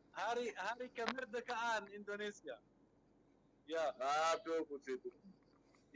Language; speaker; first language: Indonesian; non-native, fluent; Arabic